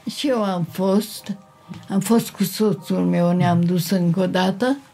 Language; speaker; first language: Romanian; non-native, local second language; Hungarian